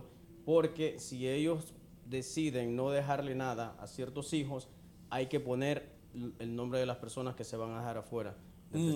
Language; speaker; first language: Spanish; native; Spanish